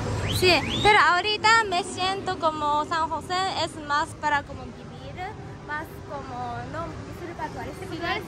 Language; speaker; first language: Spanish; non-native, learner; Japanese